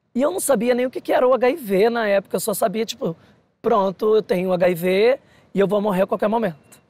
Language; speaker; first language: Portuguese; native; Portuguese